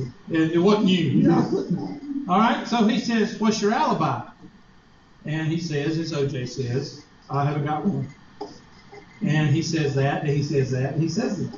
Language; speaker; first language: English; native; English